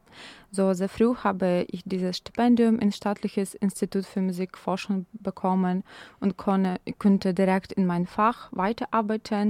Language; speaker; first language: German; non-native, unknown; Ukrainian